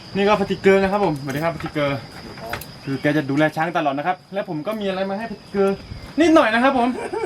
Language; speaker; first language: Thai; non-native, local second language; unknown